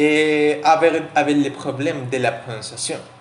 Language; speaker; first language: French; non-native, learner; Spanish